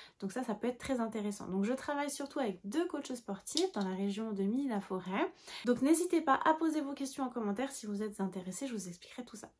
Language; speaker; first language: French; native; French